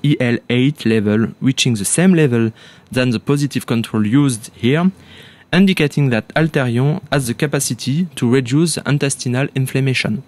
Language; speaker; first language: English; non-native, fluent; French